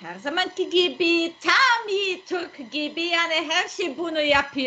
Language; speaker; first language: Turkish; non-native, learner; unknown